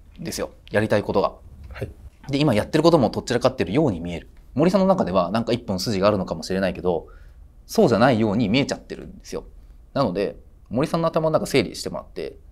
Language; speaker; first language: Japanese; native; Japanese